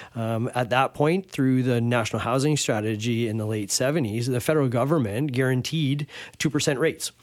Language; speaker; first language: English; native; English